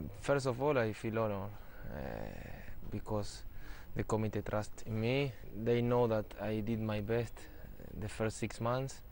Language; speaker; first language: English; non-native, fluent; Spanish